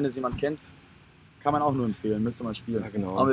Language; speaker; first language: German; native; German